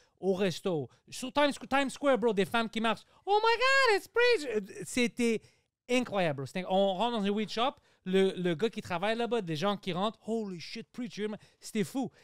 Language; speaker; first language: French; early bilingual, other home language; Greek